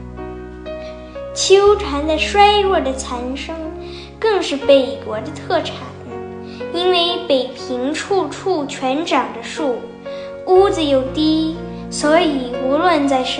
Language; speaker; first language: Chinese; early bilingual, heritage; Chinese